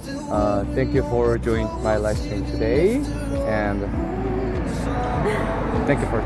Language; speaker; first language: English; non-native, learner; Korean